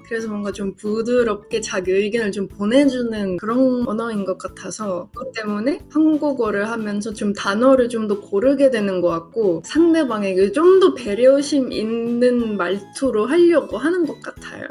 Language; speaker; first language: Korean; non-native, fluent; Estonian